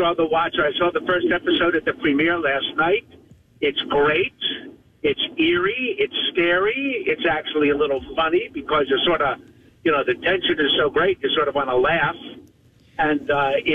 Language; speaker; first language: English; native; English